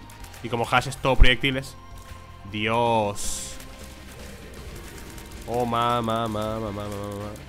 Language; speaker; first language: Spanish; native; Spanish